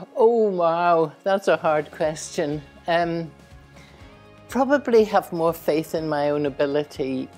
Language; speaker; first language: English; native; English